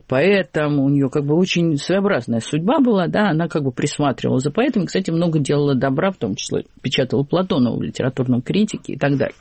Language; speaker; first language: Russian; native; Russian